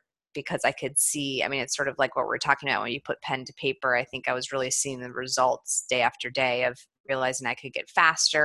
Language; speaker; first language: English; native; English